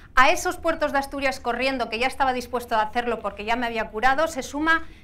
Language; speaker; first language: Spanish; native; Spanish